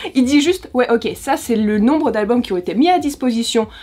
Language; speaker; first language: French; native; French